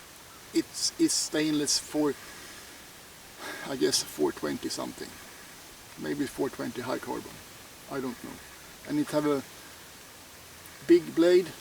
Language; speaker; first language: English; non-native, fluent; Swedish